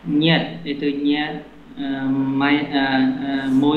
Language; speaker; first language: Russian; non-native, learner; Vietnamese